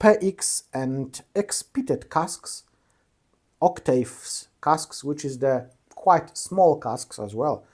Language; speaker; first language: English; non-native, fluent; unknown